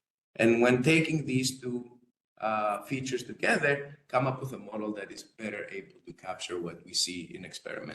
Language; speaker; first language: English; non-native, fluent; Greek